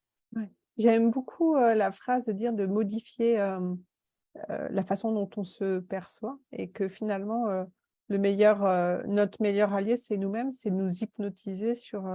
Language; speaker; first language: French; native; French